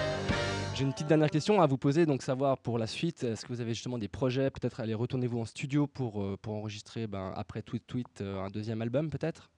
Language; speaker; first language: French; native; French